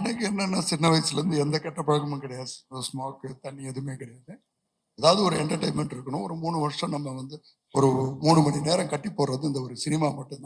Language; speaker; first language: Tamil; native; Tamil